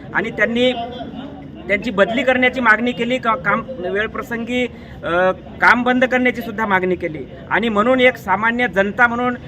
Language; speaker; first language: Marathi; native; Marathi